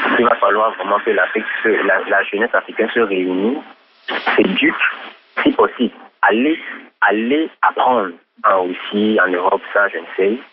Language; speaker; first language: French; non-native, local second language; Ewe